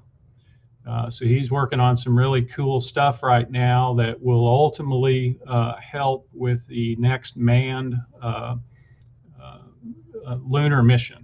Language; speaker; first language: English; native; English